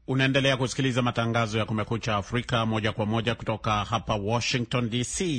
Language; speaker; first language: Swahili; non-native, local second language; Meru